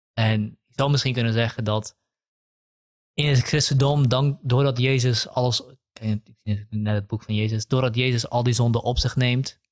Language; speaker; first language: Dutch; early bilingual, other home language; Kurdish